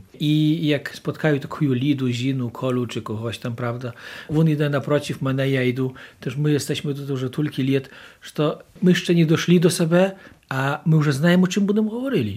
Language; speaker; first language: Polish; non-native, local second language; Ukrainian